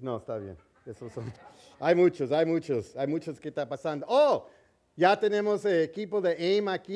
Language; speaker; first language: Spanish; early bilingual, heritage; English